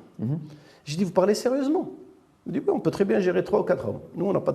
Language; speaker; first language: French; non-native, local second language; Arabic